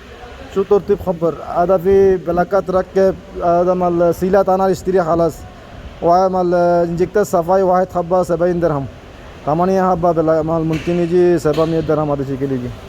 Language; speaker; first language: Arabic; non-native, learner; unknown